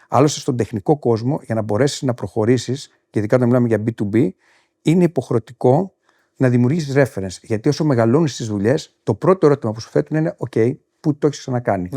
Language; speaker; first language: Greek; native; Greek